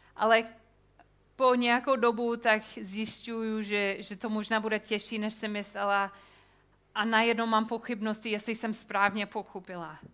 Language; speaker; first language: Czech; non-native, fluent; English